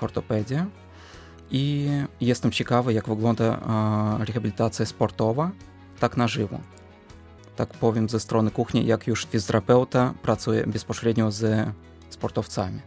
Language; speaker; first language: Polish; non-native, fluent; Russian